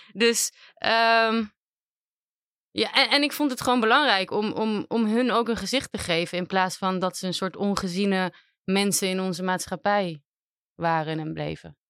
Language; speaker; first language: Dutch; native; Dutch